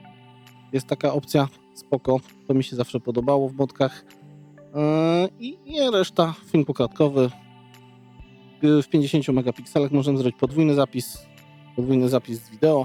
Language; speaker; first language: Polish; native; Polish